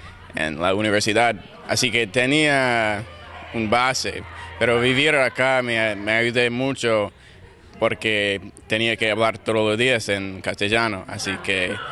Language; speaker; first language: Spanish; non-native, learner; English